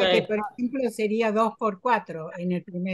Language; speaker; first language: Spanish; native; Spanish